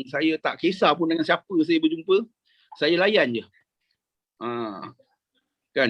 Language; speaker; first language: Indonesian; non-native, local second language; Malay